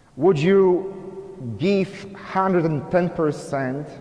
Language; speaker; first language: English; non-native, fluent; Polish